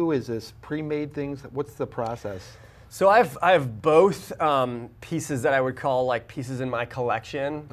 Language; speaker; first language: English; native; English